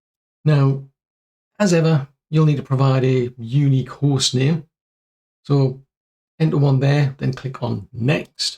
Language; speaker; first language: English; native; English